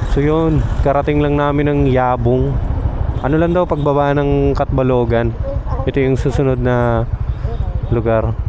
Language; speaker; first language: Filipino; native; Filipino